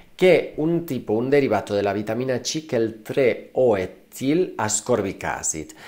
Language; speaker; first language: Italian; non-native, fluent; Spanish